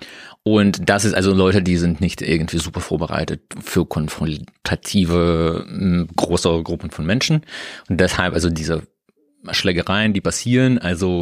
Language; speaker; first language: German; non-native, learner; Russian